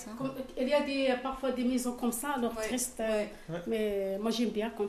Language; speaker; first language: French; non-native, local second language; Arabic